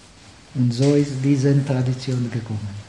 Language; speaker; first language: German; non-native, fluent; Czech